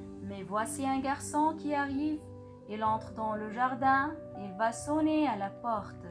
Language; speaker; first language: French; non-native, local second language; Arabic